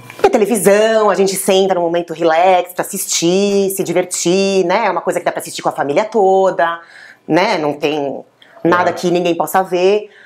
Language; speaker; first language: Portuguese; native; Portuguese